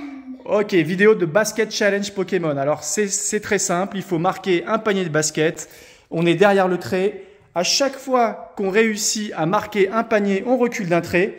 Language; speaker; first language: French; native; French